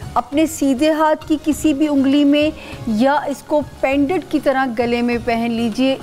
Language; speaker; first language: Urdu; native; Urdu